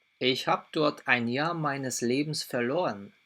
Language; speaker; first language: German; non-native, fluent; Polish